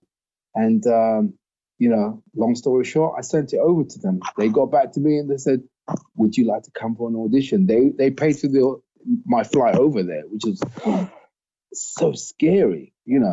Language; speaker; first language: English; native; English